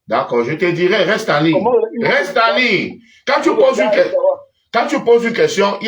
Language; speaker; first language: French; native; French